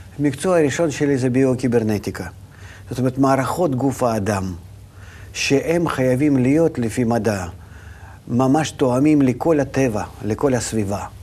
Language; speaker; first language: Hebrew; non-native, fluent; Russian